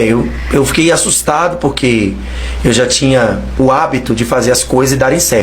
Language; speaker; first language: Portuguese; native; Portuguese